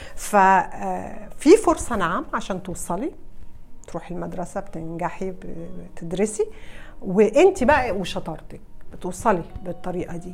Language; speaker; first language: Arabic; early bilingual, heritage; Arabic